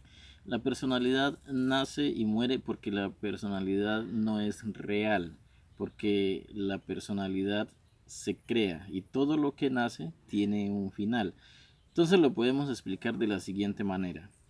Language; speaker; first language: Spanish; native; Spanish